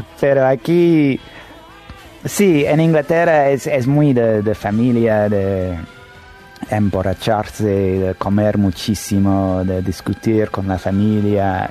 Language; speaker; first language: Spanish; non-native, fluent; English